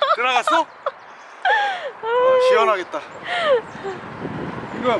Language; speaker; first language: Korean; native; Korean